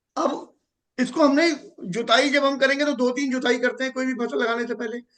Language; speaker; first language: Hindi; native; Hindi